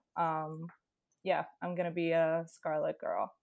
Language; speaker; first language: English; non-native, fluent; Italian